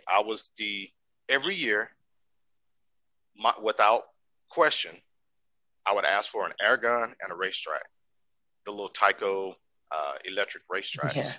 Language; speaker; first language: English; native; English